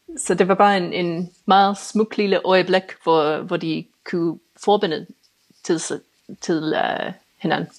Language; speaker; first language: Danish; non-native, fluent; English